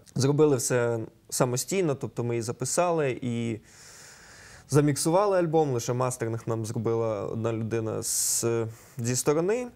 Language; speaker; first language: Ukrainian; native; Ukrainian